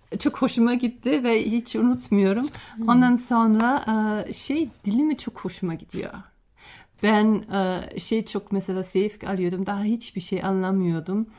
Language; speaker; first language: Turkish; non-native, fluent; German